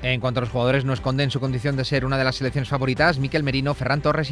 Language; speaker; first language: Spanish; native; Spanish